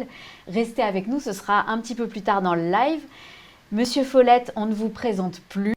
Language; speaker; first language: French; native; French